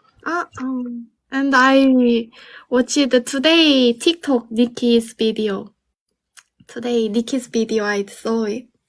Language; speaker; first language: English; non-native, learner; Korean